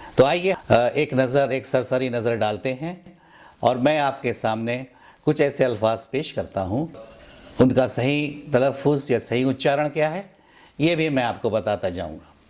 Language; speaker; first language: Hindi; native; Hindi